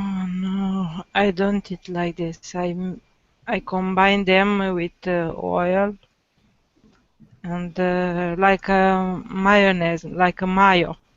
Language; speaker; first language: English; non-native, learner; Romanian